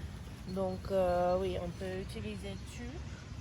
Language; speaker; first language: French; non-native, learner; English